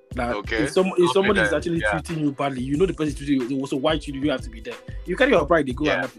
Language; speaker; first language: English; non-native, local second language; Igbo